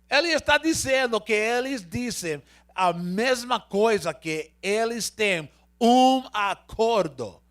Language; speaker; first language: Portuguese; non-native, learner; Spanish